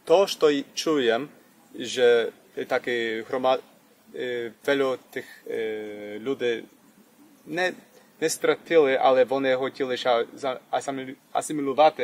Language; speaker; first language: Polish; early bilingual, heritage; Polish